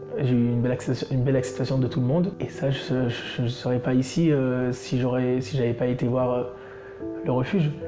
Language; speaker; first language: French; native; French